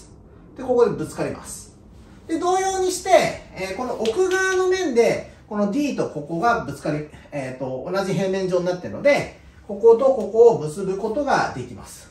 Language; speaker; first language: Japanese; native; Japanese